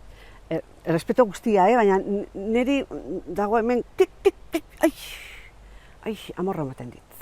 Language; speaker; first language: Basque; non-native, local second language; Spanish